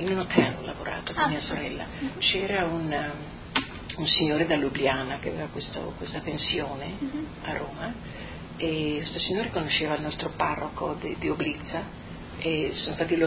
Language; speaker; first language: Italian; native; Italian